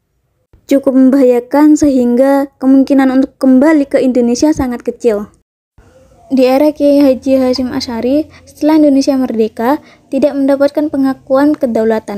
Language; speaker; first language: Indonesian; native; Indonesian